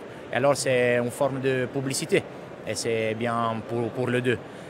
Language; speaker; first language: French; non-native, fluent; Italian